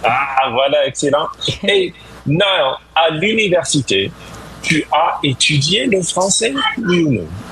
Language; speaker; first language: French; non-native, fluent; English